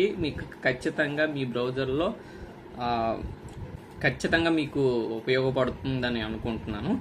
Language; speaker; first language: Telugu; native; Telugu